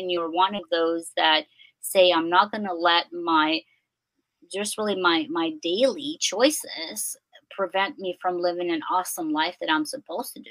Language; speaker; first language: English; non-native, fluent; Albanian